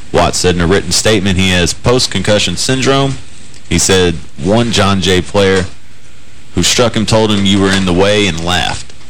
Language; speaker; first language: English; native; English